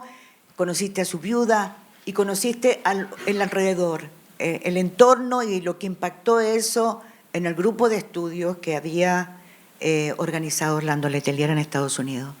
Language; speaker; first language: Spanish; native; Spanish